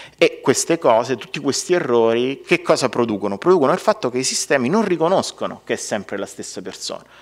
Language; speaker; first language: Italian; native; Italian